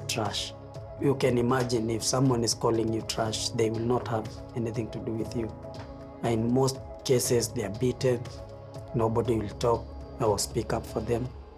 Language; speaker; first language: English; non-native, local second language; Swahili